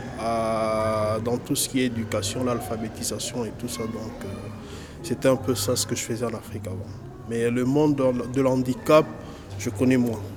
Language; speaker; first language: French; non-native, local second language; Lingala